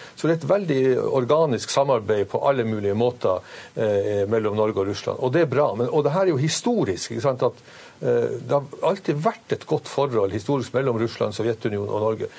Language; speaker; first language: Norwegian; native; Norwegian